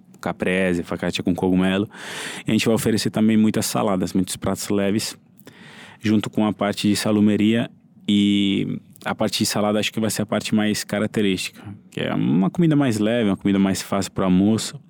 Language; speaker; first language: Portuguese; non-native, fluent; Italian